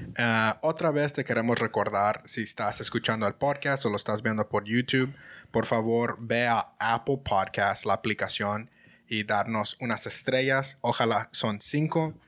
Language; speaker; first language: Spanish; early bilingual, heritage; Spanish